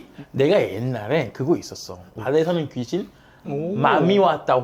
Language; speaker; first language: Korean; early bilingual, other home language; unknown